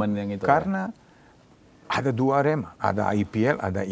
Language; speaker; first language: Indonesian; non-native, learner; Serbian